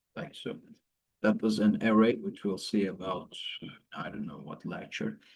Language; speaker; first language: English; non-native, fluent; Turkish